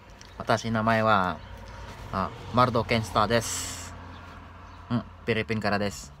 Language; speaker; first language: Japanese; non-native, learner; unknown